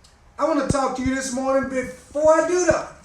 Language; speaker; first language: English; native; English